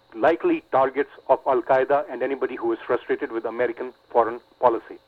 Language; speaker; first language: English; non-native, local second language; Urdu